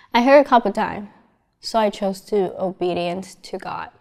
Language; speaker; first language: English; non-native, fluent; Chinese